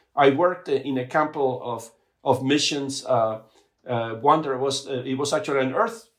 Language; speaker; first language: English; non-native, fluent; Spanish